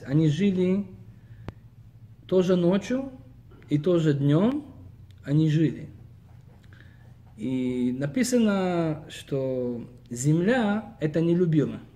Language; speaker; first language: Russian; early bilingual, heritage; Russian